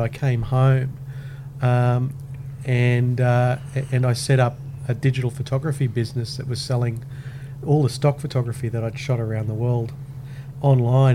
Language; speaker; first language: English; native; English